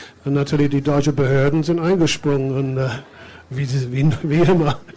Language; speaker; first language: German; non-native, fluent; English